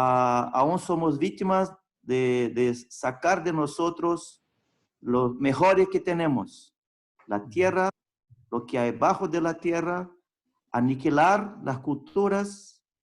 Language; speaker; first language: Spanish; non-native, fluent; Portuguese